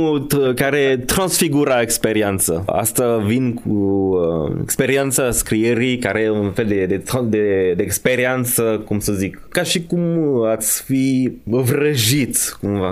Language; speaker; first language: Romanian; non-native, fluent; French